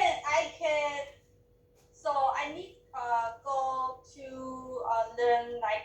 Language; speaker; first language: English; non-native, learner; Chinese